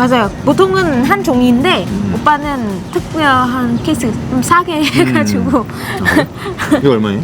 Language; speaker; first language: Korean; non-native, fluent; Vietnamese